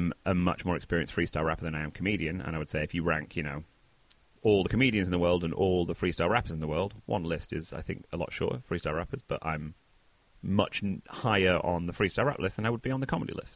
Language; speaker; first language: English; native; English